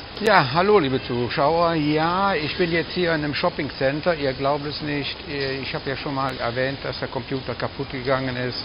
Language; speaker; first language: German; native; German